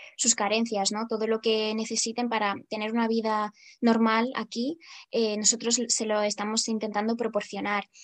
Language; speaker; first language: Spanish; non-native, fluent; Ukrainian